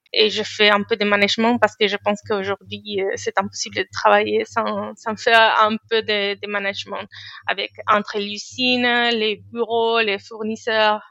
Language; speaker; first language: French; non-native, fluent; Spanish